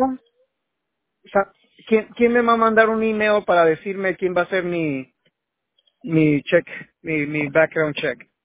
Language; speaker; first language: Spanish; native; Spanish